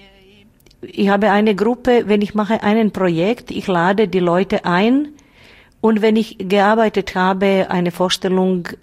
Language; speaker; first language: German; non-native, learner; Bosnian